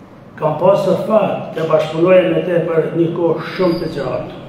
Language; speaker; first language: Albanian; native; Albanian